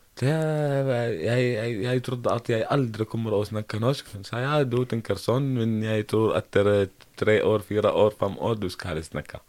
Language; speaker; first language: Norwegian; non-native, learner; Arabic